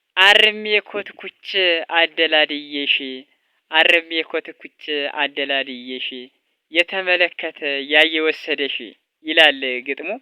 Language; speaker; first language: Amharic; native; Amharic